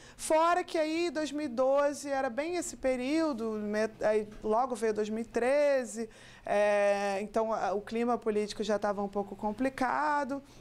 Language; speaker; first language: Portuguese; native; Portuguese